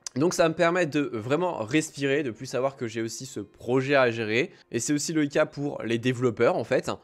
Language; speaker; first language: French; native; French